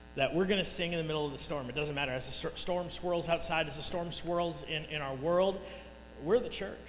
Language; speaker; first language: English; native; English